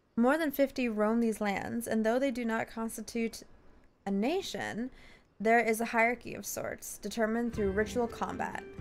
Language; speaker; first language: English; native; English